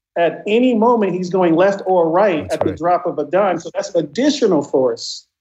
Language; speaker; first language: English; native; English